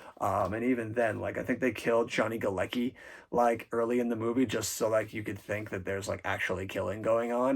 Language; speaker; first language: English; native; English